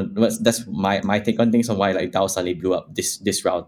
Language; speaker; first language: English; non-native, local second language; Chinese